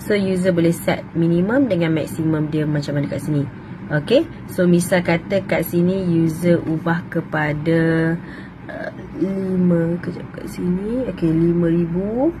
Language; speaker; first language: Malay; native; Malay